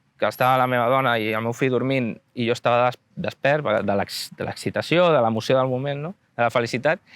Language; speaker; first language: Catalan; native; Catalan